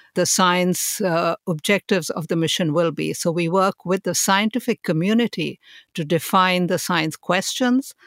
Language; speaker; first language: English; non-native, local second language; Hindi